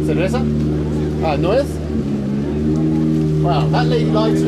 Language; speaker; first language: Spanish; non-native, learner; English